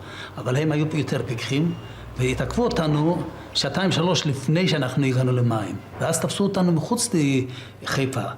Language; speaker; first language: Hebrew; non-native, fluent; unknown